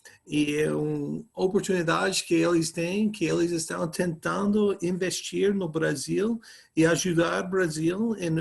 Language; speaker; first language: Portuguese; non-native, fluent; English